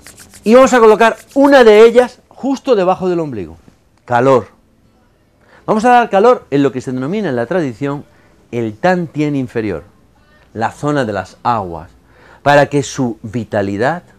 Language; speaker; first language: Spanish; native; Spanish